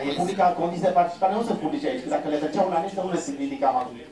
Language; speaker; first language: Romanian; native; Romanian